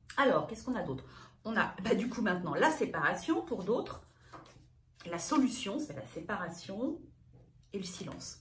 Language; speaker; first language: French; native; French